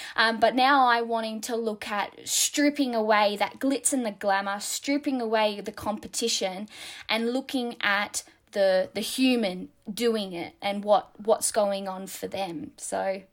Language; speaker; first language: English; native; English